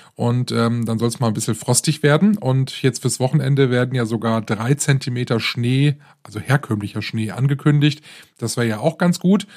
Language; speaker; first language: German; native; German